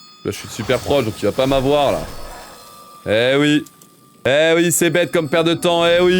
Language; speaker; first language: French; native; French